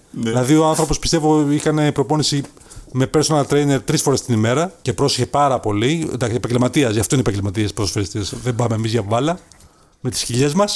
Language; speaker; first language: Greek; native; Greek